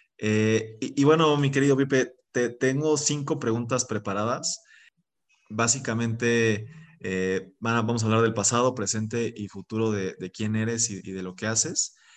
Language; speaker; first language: Spanish; native; Spanish